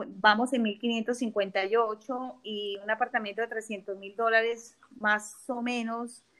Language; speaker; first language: Spanish; native; Spanish